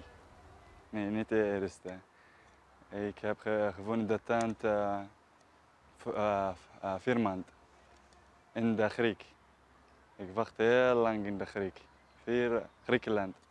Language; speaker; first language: Dutch; non-native, learner; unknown